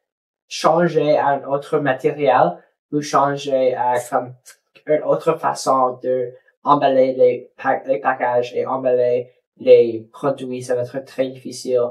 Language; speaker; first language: French; non-native, local second language; English